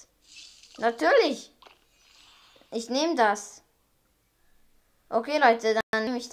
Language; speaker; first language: German; early bilingual, other home language; Hungarian